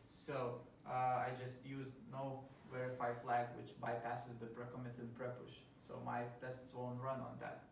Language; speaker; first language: English; non-native, fluent; Lithuanian